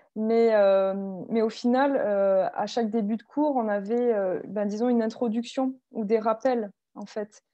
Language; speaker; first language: French; native; French